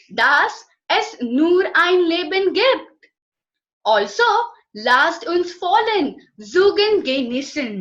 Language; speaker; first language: German; non-native, learner; Gujarati